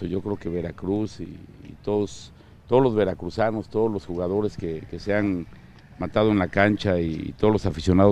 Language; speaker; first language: Spanish; native; Spanish